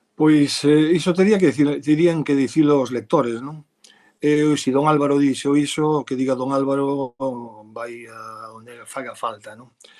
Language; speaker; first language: Galician; non-native, local second language; Spanish